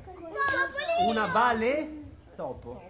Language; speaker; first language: Italian; native; Italian